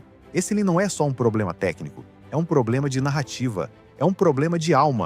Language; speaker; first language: Portuguese; native; Portuguese